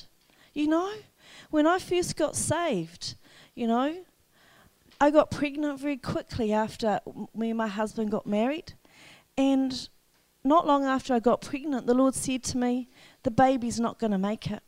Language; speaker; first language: English; native; English